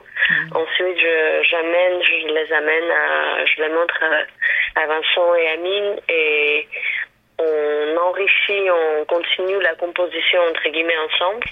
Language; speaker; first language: French; non-native, fluent; Armenian